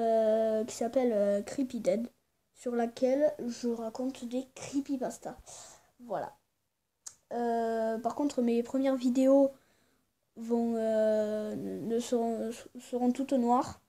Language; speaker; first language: French; native; French